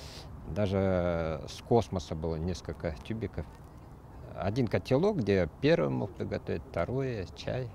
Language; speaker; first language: Russian; native; Russian